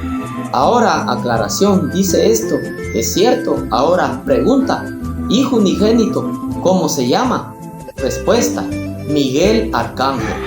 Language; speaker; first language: Spanish; native; Spanish